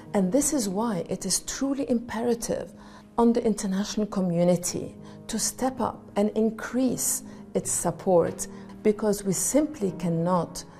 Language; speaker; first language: English; non-native, fluent; Arabic